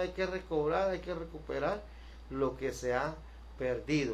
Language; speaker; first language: Spanish; native; Spanish